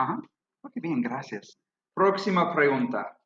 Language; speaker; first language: Spanish; non-native, fluent; English